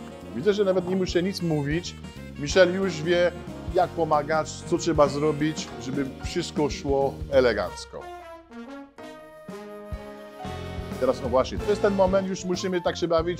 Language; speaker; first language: Polish; non-native, fluent; French